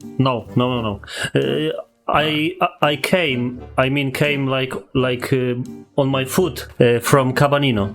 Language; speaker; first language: English; non-native, learner; Polish